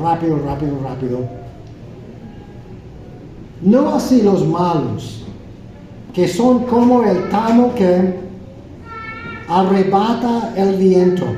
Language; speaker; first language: Spanish; non-native, fluent; English